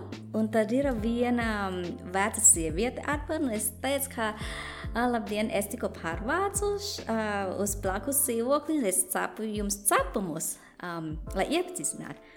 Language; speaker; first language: Latvian; non-native, fluent; Thai